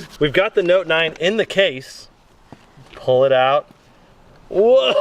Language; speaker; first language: English; native; English